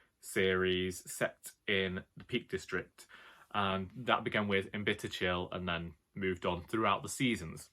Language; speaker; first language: English; native; English